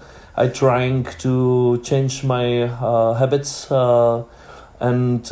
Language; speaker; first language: English; non-native, learner; Czech